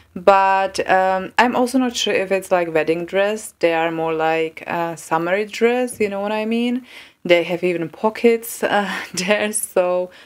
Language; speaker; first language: English; non-native, fluent; Czech